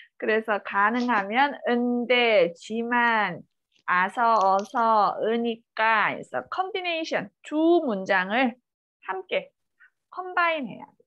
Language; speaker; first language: Korean; native; Korean